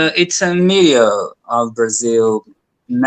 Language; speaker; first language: English; non-native, learner; Portuguese